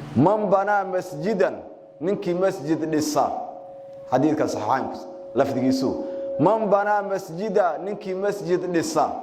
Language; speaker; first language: Somali; native; Somali